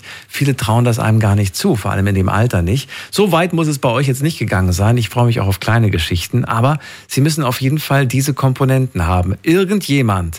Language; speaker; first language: German; native; German